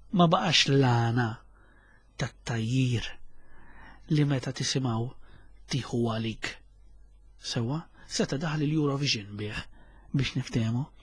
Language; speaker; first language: Maltese; native; Maltese